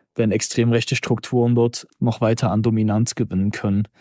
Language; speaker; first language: German; native; German